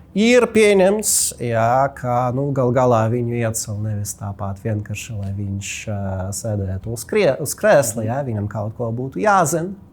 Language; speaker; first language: Latvian; non-native, local second language; Russian